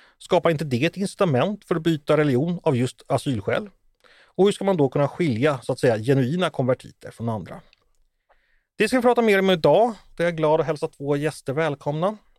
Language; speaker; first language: Swedish; native; Swedish